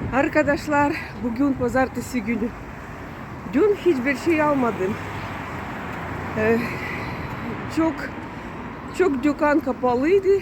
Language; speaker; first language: Turkish; non-native, learner; Russian